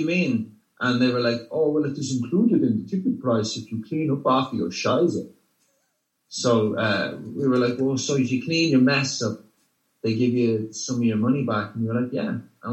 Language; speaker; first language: English; native; English